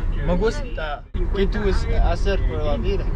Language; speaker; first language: Spanish; non-native, learner; English